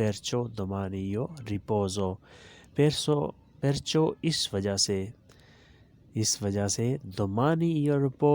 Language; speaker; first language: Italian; non-native, fluent; Urdu